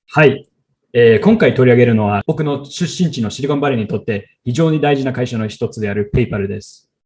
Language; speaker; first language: Japanese; non-native, fluent; English